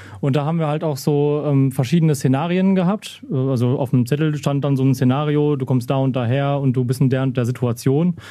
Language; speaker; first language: German; native; German